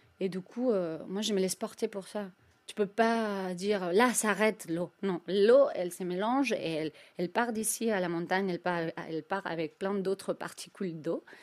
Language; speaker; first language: French; non-native, fluent; Spanish